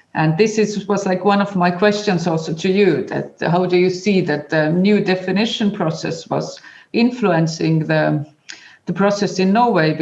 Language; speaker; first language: English; non-native, fluent; Estonian